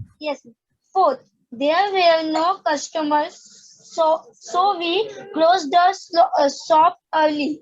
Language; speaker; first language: English; non-native, learner; Hindi